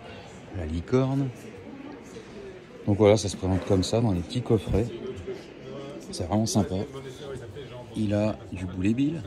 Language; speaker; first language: French; native; French